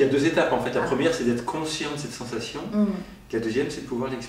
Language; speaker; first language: French; native; French